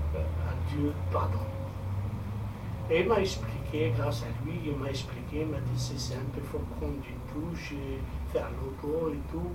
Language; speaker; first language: French; non-native, fluent; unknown